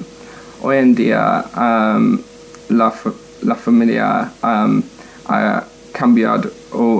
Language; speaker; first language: Spanish; non-native, learner; English